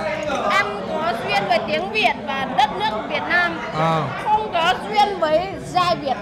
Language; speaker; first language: Vietnamese; non-native, fluent; Lao